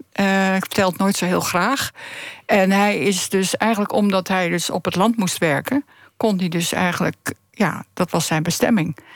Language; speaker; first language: Dutch; native; Dutch